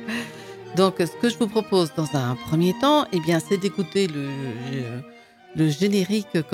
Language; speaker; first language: French; native; French